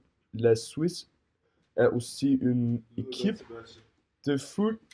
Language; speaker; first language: French; non-native, learner; Danish